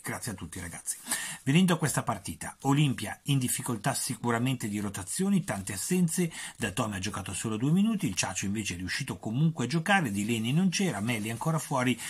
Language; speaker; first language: Italian; native; Italian